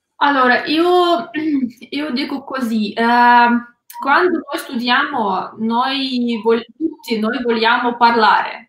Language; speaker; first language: Italian; non-native, learner; Russian